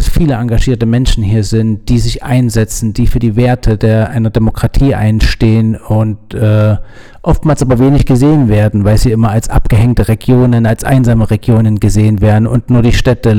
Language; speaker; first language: German; native; German